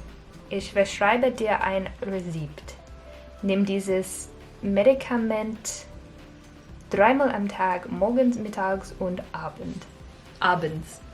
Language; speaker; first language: German; non-native, learner; English